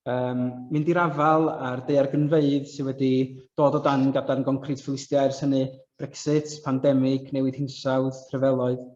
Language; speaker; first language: Welsh; native; Welsh